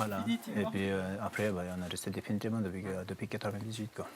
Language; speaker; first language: French; non-native, fluent; Sherpa